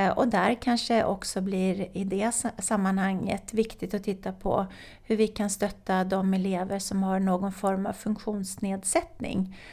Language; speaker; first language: Swedish; native; Swedish